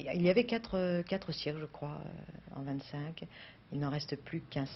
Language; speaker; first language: French; native; French